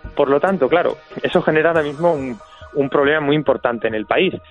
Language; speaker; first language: Spanish; native; Spanish